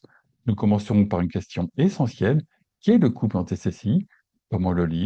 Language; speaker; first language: French; native; French